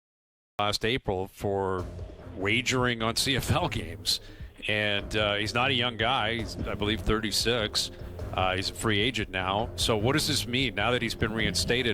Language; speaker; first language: English; native; English